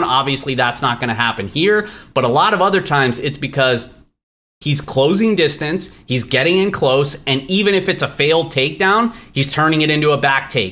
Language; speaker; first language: English; native; English